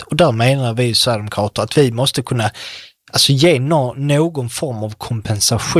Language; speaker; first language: Swedish; native; Swedish